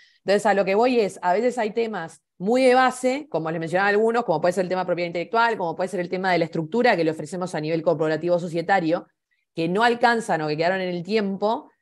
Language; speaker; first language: Spanish; native; Spanish